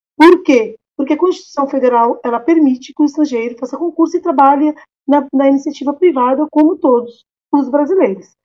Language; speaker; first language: Portuguese; non-native, local second language; Kabuverdianu